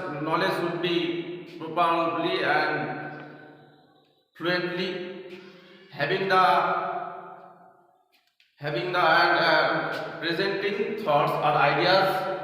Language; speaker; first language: English; non-native, local second language; Bangla